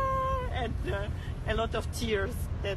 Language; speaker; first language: English; non-native, learner; Russian